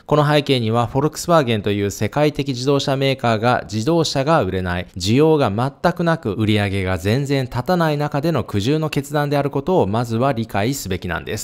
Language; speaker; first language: Japanese; native; Japanese